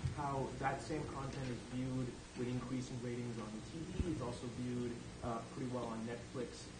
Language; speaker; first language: English; non-native, fluent; Spanish